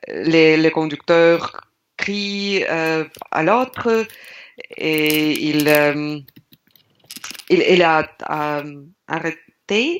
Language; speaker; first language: French; non-native, learner; Russian